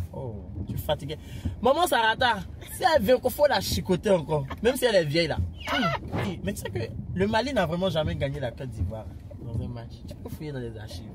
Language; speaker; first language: French; native; French